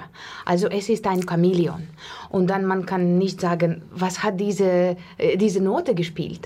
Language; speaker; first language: German; non-native, learner; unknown